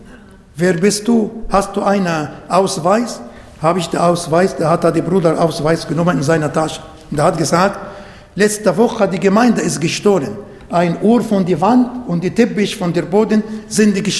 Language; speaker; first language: German; non-native, fluent; Arabic